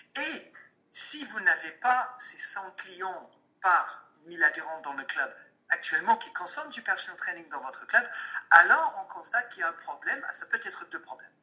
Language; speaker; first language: French; non-native, fluent; English